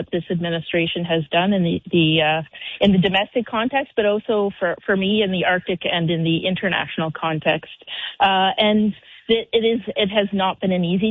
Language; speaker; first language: English; native; English